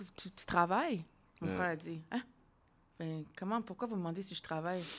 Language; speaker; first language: French; native; French